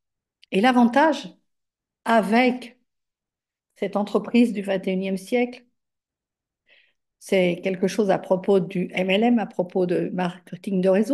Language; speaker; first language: French; native; French